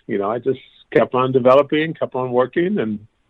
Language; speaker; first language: English; native; English